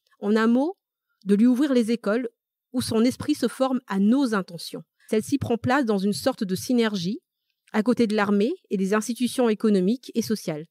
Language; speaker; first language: French; early bilingual, other home language; Malagasy